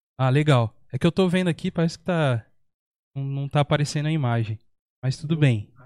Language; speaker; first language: Portuguese; native; Portuguese